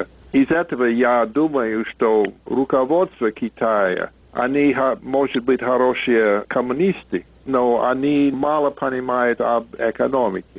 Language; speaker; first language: Russian; non-native, fluent; English